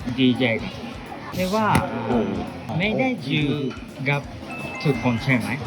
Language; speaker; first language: Thai; non-native, learner; Japanese